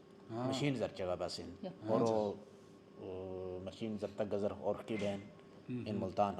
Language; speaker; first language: Mongolian; non-native, learner; Urdu